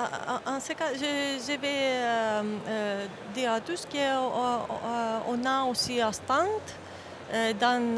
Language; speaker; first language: French; non-native, fluent; Greek